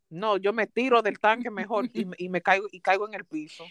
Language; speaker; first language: Spanish; early bilingual, heritage; Spanish